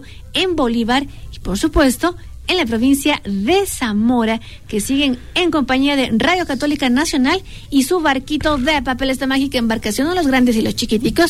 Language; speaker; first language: Spanish; native; Spanish